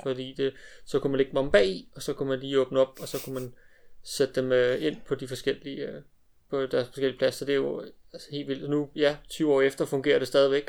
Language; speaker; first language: Danish; native; Danish